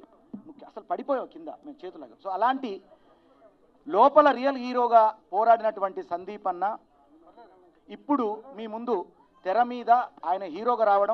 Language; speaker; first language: Telugu; native; Telugu